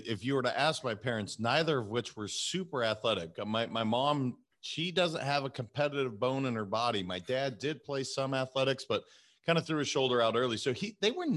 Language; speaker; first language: English; native; English